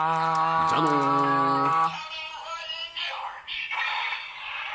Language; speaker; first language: Japanese; native; Japanese